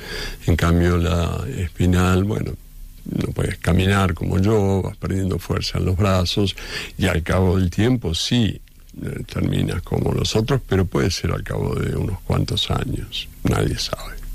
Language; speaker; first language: Spanish; native; Spanish